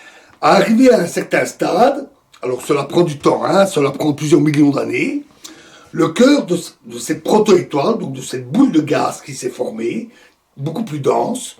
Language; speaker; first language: French; native; French